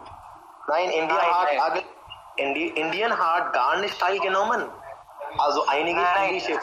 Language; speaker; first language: German; non-native, learner; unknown